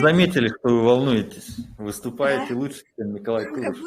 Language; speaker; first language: Russian; native; Russian